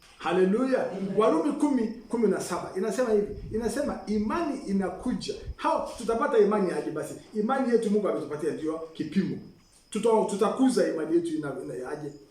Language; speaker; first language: Swahili; non-native, local second language; Masai